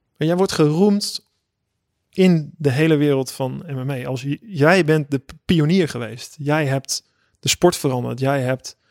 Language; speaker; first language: Dutch; native; Dutch